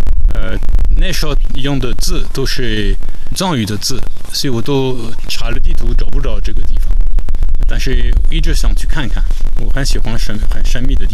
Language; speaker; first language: Chinese; non-native, fluent; French